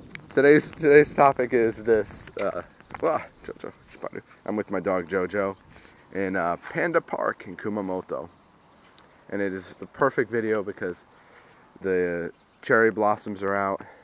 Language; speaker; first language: English; native; English